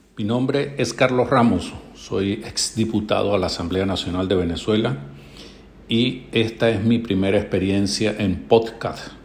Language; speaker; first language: Spanish; native; Spanish